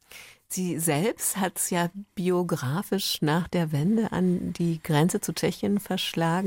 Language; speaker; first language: German; native; German